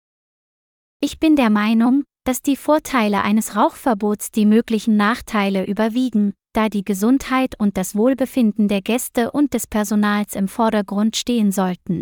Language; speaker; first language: German; non-native, fluent; Vietnamese